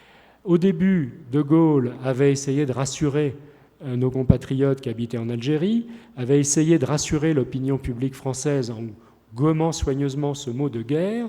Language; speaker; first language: French; native; French